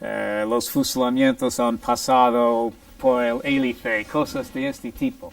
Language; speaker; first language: Spanish; non-native, fluent; English